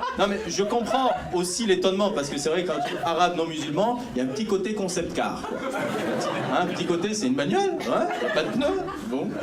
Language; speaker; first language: French; early bilingual, other home language; Arabic